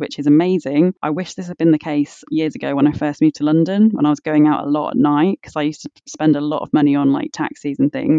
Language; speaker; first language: English; native; English